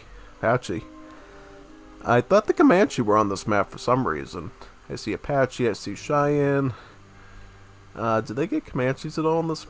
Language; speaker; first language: English; native; English